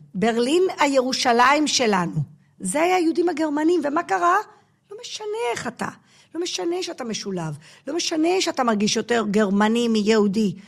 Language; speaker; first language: Hebrew; non-native, fluent; English